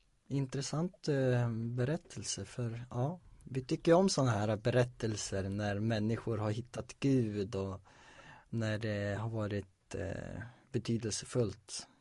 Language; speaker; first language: Swedish; native; Swedish